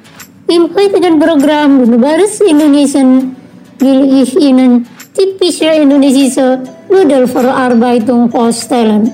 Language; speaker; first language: German; non-native, fluent; Indonesian